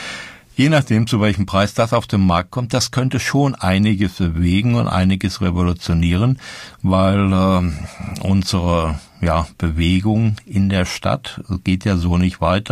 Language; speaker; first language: German; native; German